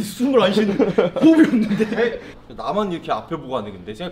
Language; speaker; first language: Korean; native; Korean